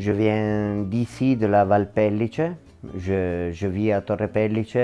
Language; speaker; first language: French; non-native, local second language; Italian